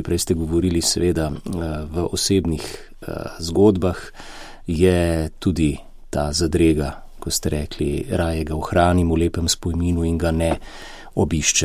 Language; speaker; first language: Slovenian; native; Slovenian